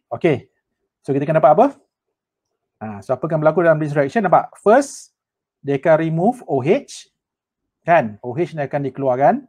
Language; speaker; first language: Malay; native; Malay